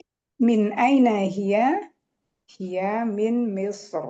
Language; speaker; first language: Arabic; non-native, learner; Indonesian